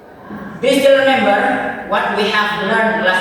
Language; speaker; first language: English; non-native, fluent; Indonesian